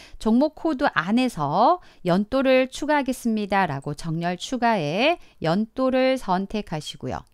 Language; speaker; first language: Korean; native; Korean